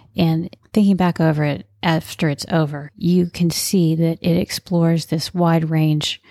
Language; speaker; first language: English; native; English